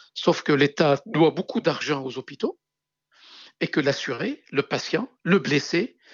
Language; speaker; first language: French; non-native, local second language; Arabic